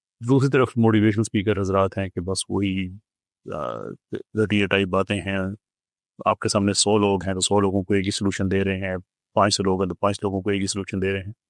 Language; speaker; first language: Urdu; non-native, local second language; Punjabi